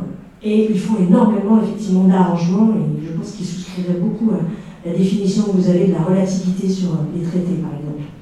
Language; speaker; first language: French; native; French